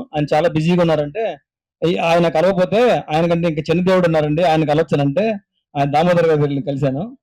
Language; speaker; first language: Telugu; native; Telugu